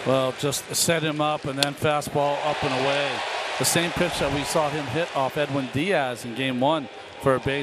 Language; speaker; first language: English; native; English